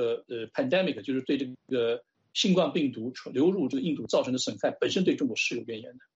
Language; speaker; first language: Chinese; native; Chinese